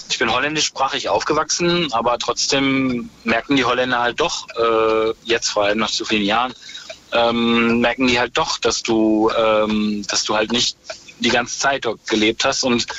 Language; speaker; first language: German; native; German